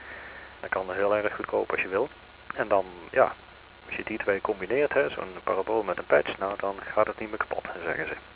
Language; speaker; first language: Dutch; native; Dutch